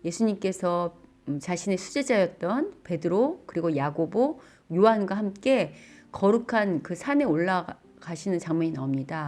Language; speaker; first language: Korean; native; Korean